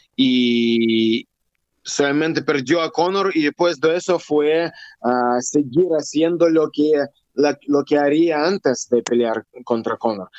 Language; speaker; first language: Spanish; non-native, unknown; Russian